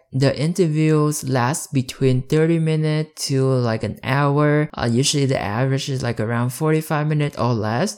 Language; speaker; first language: English; early bilingual, other home language; Vietnamese